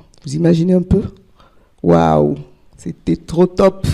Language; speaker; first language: French; native; French